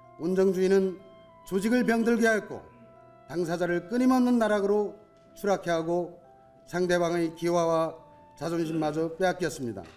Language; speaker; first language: Korean; native; Korean